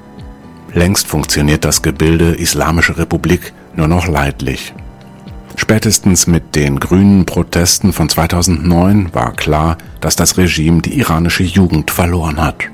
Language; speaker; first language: German; native; German